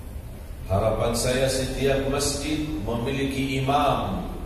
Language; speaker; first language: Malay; non-native, fluent; Arabic